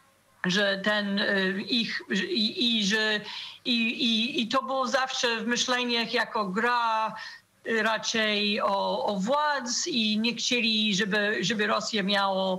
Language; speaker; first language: Polish; non-native, fluent; English